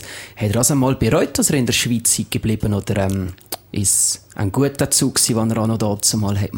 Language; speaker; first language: German; native; German